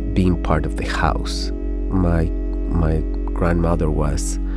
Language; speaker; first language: English; non-native, fluent; Spanish